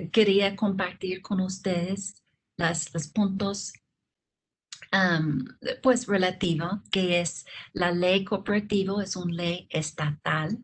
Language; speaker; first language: Spanish; non-native, fluent; English